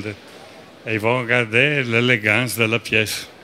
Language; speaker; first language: French; non-native, fluent; Italian